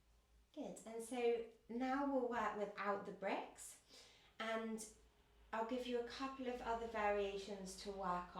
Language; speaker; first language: English; native; English